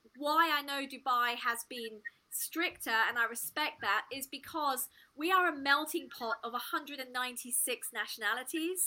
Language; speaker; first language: English; native; English